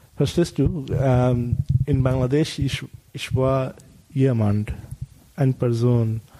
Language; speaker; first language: German; non-native, learner; Bangla